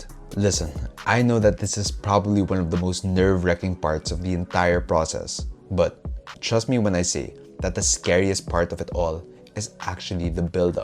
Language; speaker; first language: English; non-native, local second language; Filipino